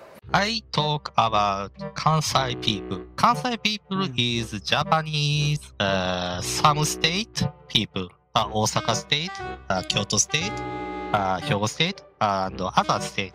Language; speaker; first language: English; non-native, learner; Japanese